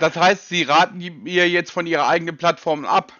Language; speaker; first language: German; native; German